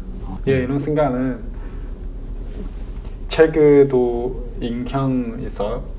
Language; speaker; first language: Korean; non-native, learner; Chinese